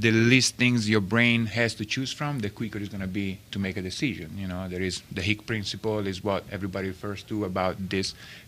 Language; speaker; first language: English; non-native, fluent; Italian